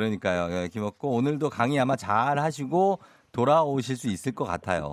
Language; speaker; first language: Korean; native; Korean